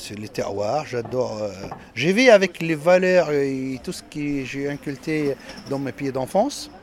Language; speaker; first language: French; non-native, local second language; Arabic